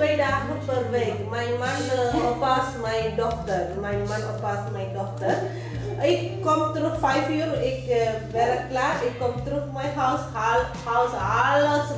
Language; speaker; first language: Dutch; non-native, learner; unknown